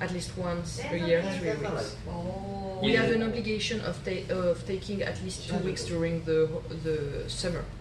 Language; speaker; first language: English; non-native, fluent; French